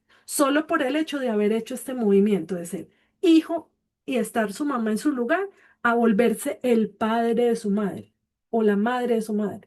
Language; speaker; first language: Spanish; native; Spanish